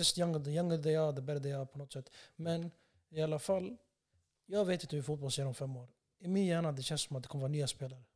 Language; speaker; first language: Swedish; early bilingual, other home language; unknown